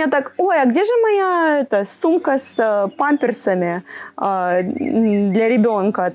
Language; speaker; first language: Russian; native; Russian